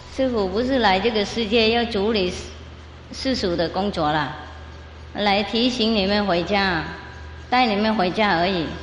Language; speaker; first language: Chinese; non-native, fluent; Vietnamese